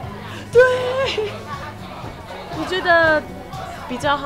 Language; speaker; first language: Chinese; non-native, learner; English